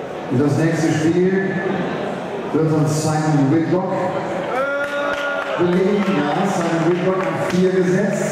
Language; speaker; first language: German; native; German